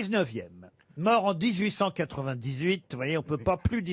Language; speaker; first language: French; native; French